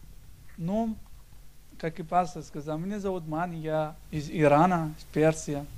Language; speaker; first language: Russian; non-native, learner; Persian